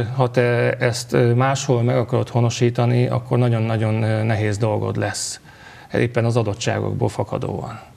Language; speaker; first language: Hungarian; native; Hungarian